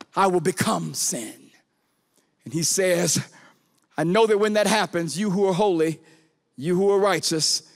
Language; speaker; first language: English; native; English